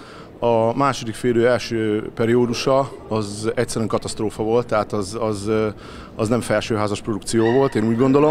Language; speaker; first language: Hungarian; native; Hungarian